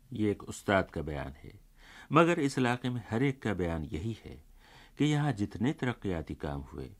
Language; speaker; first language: Urdu; native; Urdu